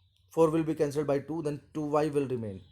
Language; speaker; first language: English; non-native, local second language; Hindi